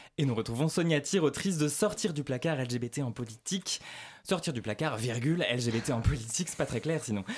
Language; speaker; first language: French; native; French